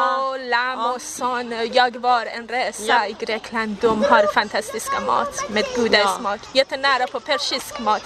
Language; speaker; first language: Swedish; non-native, learner; Persian